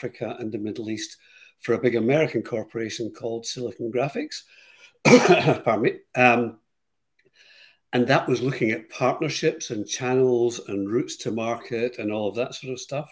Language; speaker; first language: English; native; English